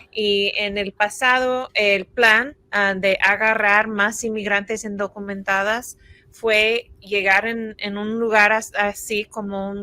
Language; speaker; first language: Spanish; non-native, fluent; English